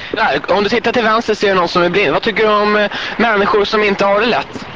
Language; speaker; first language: Swedish; native; Swedish